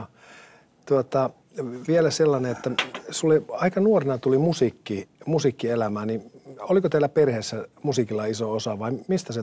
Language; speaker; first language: Finnish; native; Finnish